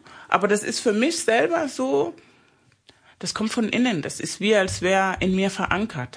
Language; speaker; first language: German; non-native, fluent; Spanish